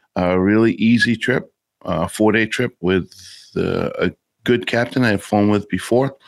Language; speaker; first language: English; native; English